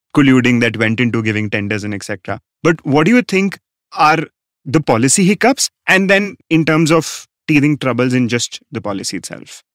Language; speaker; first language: English; non-native, local second language; Hindi